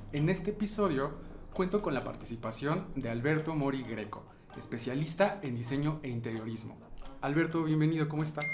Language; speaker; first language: Spanish; native; Spanish